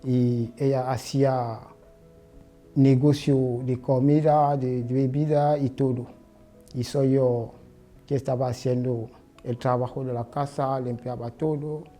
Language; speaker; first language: Spanish; non-native, learner; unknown